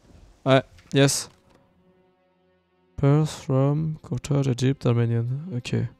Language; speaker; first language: English; non-native, learner; French